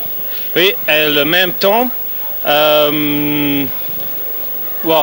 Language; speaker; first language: French; non-native, learner; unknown